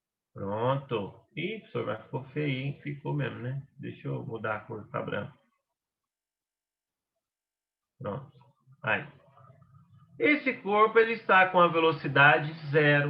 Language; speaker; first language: Portuguese; native; Portuguese